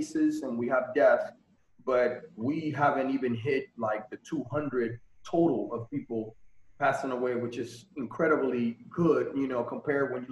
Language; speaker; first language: English; non-native, fluent; Spanish